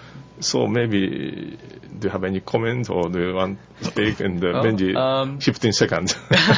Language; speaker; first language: English; non-native, learner; Japanese